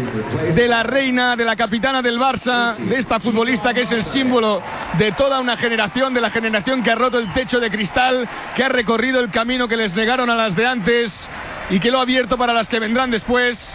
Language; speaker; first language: Spanish; native; Spanish